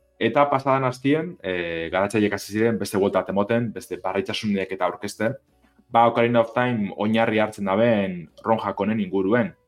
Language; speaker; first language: Basque; native; Basque